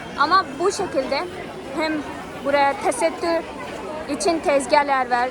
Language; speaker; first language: Turkish; non-native, fluent; Hindi